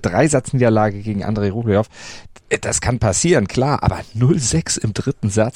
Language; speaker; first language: German; native; German